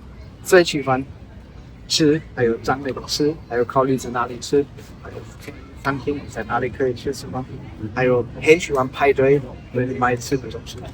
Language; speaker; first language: Chinese; non-native, learner; German